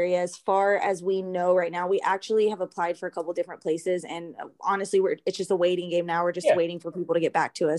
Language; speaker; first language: English; native; English